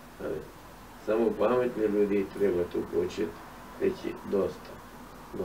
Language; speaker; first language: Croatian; non-native, fluent; Arabic